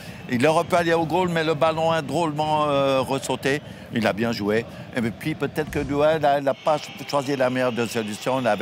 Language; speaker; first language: French; native; French